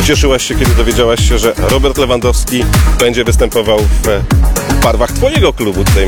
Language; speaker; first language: Polish; native; Polish